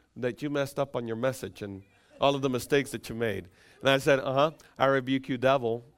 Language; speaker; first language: English; non-native, fluent; Spanish